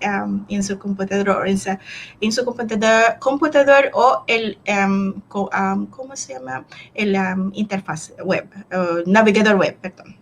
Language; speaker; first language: Spanish; non-native, fluent; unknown